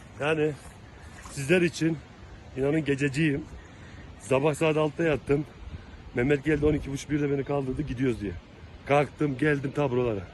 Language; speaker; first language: Turkish; early bilingual, heritage; Turkish